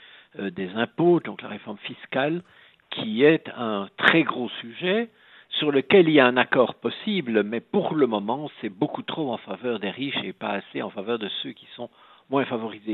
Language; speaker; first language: French; native; French